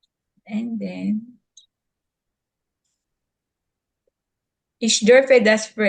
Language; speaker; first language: German; non-native, learner; Filipino